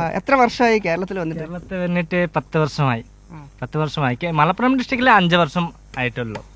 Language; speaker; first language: Malayalam; non-native, local second language; Bangla